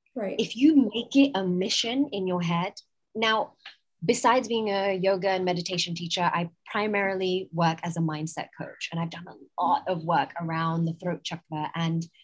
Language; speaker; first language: English; native; English